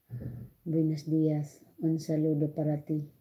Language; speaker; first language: Spanish; non-native, learner; Filipino